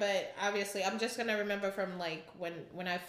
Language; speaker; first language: English; non-native, local second language; Ganda